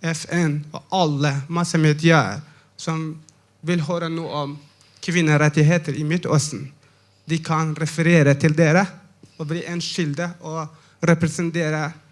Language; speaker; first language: Norwegian; non-native, fluent; Persian